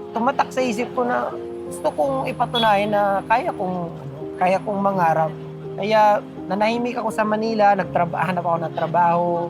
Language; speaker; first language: Filipino; non-native, local second language; Bikol